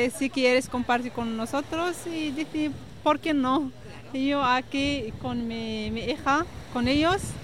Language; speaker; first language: Spanish; non-native, learner; Arabic